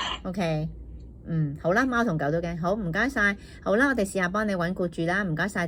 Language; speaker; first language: Cantonese; native; Cantonese